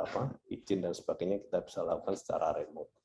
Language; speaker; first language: Indonesian; native; Indonesian